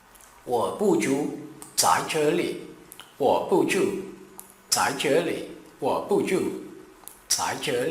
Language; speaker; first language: Chinese; non-native, learner; Portuguese